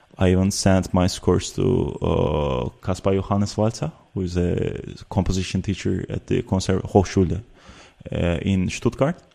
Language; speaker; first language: English; non-native, fluent; Turkish